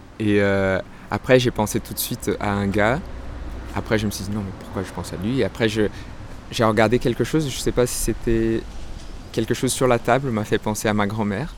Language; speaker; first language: French; non-native, fluent; Portuguese